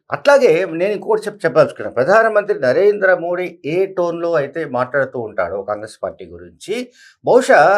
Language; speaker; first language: Telugu; native; Telugu